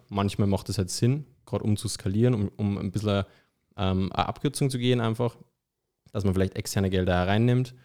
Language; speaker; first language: German; native; German